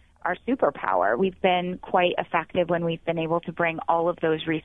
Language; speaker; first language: English; native; English